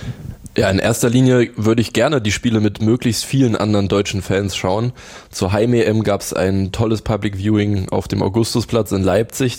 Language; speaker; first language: German; native; German